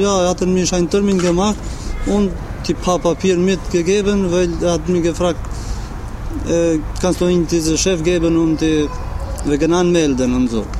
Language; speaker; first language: German; non-native, learner; Albanian